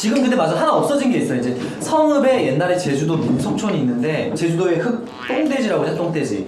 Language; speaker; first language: Korean; native; Korean